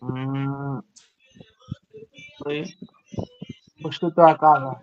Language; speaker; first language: Italian; non-native, learner; Bangla